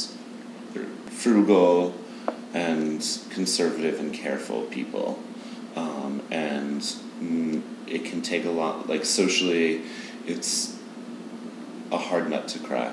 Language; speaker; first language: English; native; English